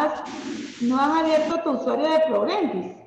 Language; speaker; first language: Spanish; native; Spanish